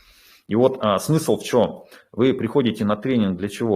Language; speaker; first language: Russian; native; Russian